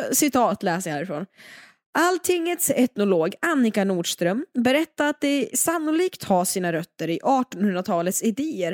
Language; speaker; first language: Swedish; native; Swedish